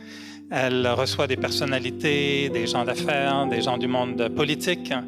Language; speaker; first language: French; native; French